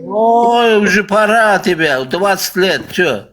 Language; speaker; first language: Russian; non-native, learner; Uzbek